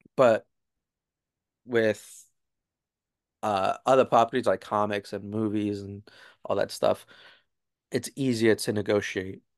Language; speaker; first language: English; native; English